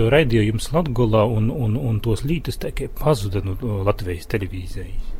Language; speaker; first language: Latvian; native; Latvian